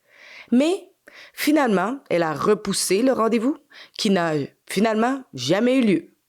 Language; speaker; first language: French; native; French